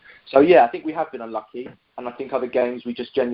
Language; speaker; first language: English; native; English